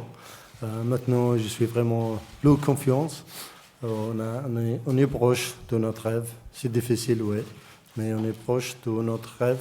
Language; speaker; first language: French; non-native, learner; Arabic